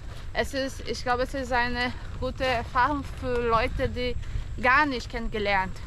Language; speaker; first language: German; non-native, learner; Portuguese